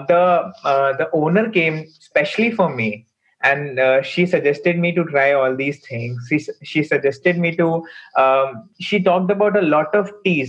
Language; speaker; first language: English; non-native, local second language; Hindi